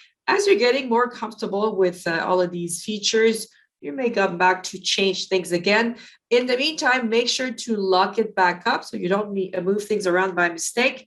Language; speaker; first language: English; native; English